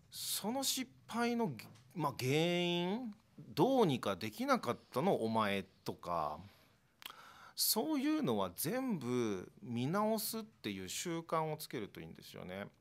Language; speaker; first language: Japanese; native; Japanese